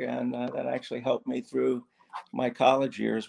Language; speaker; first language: English; native; English